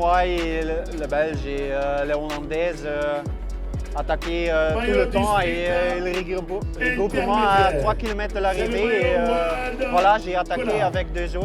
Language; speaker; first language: French; non-native, fluent; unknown